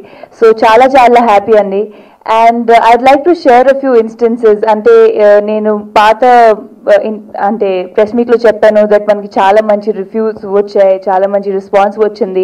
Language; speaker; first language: Telugu; non-native, local second language; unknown